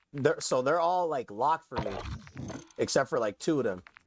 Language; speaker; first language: English; native; English